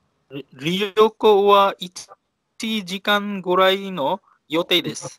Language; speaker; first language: Japanese; non-native, learner; Bangla